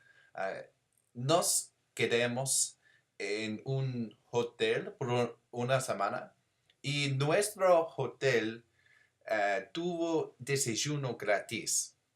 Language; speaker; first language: Spanish; non-native, learner; English